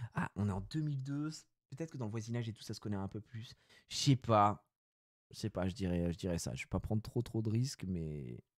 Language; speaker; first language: French; native; French